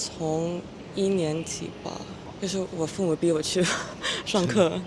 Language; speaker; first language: Chinese; early bilingual, heritage; Chinese